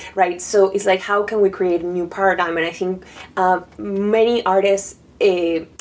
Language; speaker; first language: English; non-native, fluent; Spanish